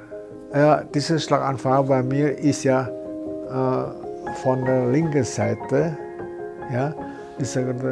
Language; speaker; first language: German; non-native, fluent; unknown